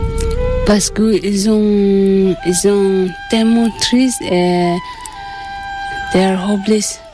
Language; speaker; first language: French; non-native, learner; Tibetan